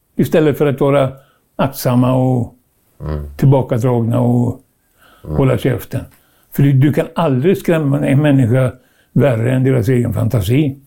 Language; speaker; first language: Swedish; native; Swedish